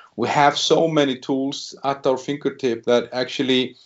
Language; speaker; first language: English; non-native, fluent; Icelandic